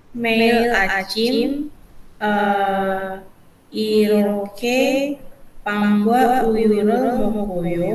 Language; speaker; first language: Korean; non-native, learner; Indonesian